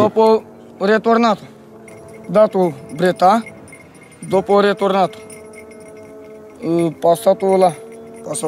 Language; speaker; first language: Italian; non-native, learner; French